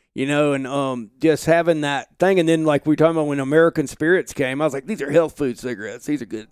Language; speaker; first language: English; native; English